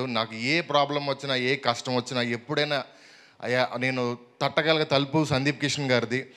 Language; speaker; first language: Telugu; native; Telugu